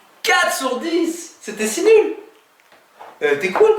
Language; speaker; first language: French; native; French